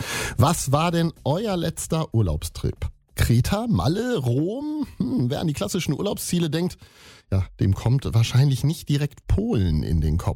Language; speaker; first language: German; native; German